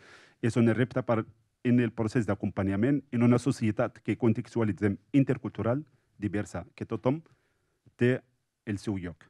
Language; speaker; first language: Catalan; non-native, local second language; Spanish